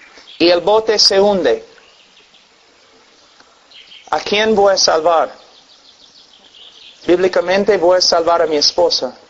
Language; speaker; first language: Spanish; non-native, fluent; English